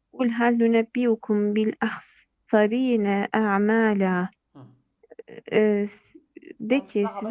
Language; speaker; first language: Turkish; native; Turkish